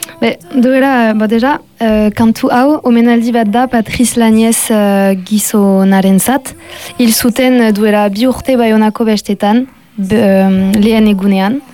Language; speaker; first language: Basque; non-native, local second language; French